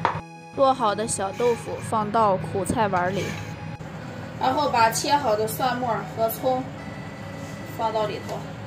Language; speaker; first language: Chinese; native; Chinese